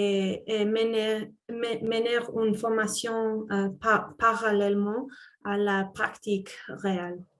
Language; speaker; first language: French; non-native, fluent; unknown